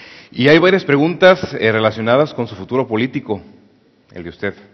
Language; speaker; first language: Spanish; native; Spanish